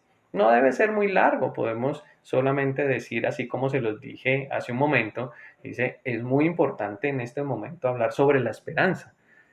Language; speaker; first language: Spanish; native; Spanish